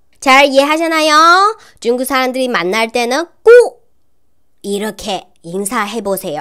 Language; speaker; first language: Korean; non-native, learner; Chinese